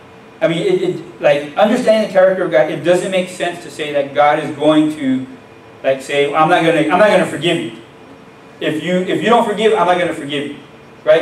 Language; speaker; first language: English; native; English